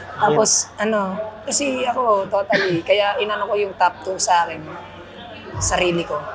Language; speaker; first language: Filipino; non-native, local second language; Waray